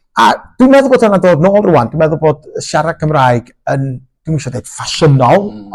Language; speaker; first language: Welsh; non-native, local second language; English